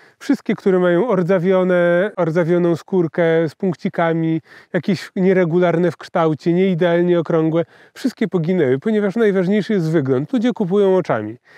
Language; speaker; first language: Polish; native; Polish